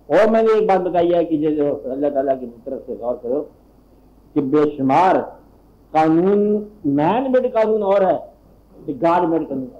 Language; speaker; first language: Urdu; non-native, local second language; Punjabi